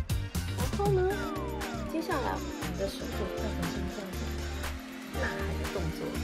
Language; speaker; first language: Chinese; native; Chinese